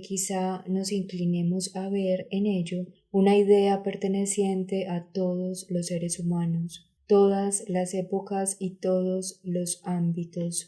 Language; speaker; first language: Spanish; native; Spanish